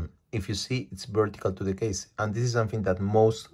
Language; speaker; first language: English; non-native, fluent; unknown